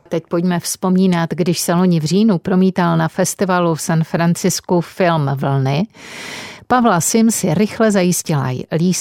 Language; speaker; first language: Czech; native; Czech